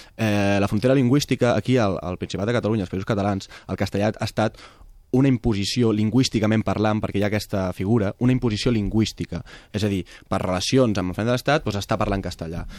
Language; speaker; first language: Catalan; native; Catalan